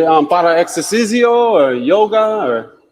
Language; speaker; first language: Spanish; non-native, learner; English